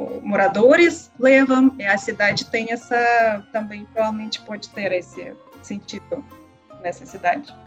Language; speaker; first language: Portuguese; non-native, learner; Russian